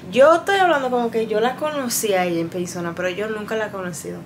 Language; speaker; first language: Spanish; early bilingual, heritage; Spanish